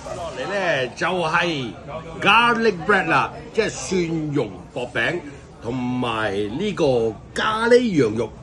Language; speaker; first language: Cantonese; early bilingual, other home language; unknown